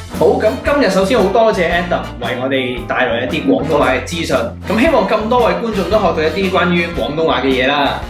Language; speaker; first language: Cantonese; native; Cantonese